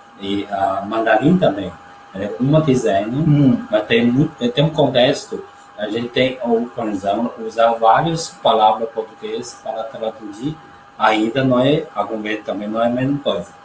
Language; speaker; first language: Portuguese; non-native, learner; Chinese